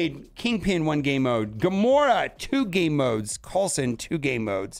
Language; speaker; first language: English; native; English